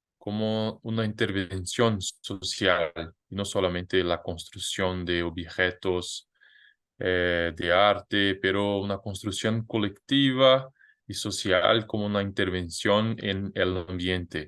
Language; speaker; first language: Spanish; non-native, fluent; Portuguese